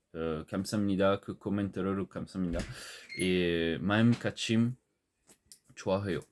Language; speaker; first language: Korean; non-native, learner; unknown